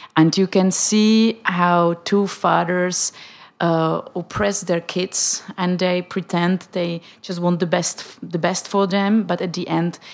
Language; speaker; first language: English; non-native, fluent; Czech